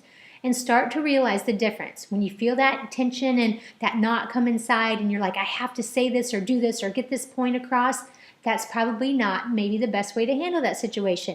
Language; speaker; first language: English; native; English